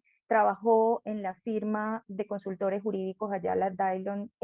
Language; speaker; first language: Spanish; native; Spanish